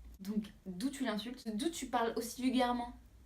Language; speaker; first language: French; native; French